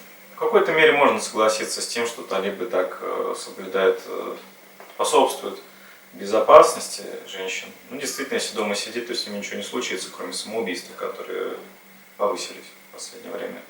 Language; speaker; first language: Russian; native; Russian